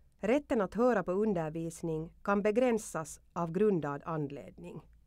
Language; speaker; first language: Swedish; native; Swedish